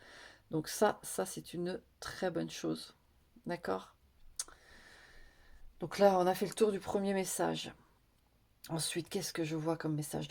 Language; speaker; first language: French; native; French